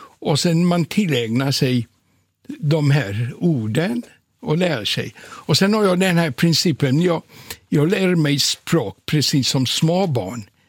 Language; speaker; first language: Swedish; non-native, fluent; Polish